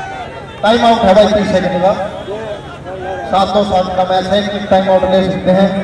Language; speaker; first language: Hindi; native; Hindi